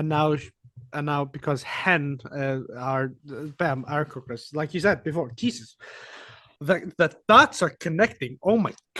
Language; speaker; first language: English; non-native, fluent; Icelandic